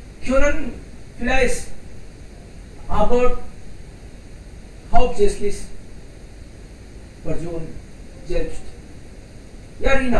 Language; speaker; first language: German; non-native, learner; Hindi